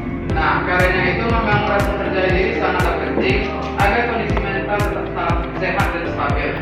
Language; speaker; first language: Indonesian; native; Indonesian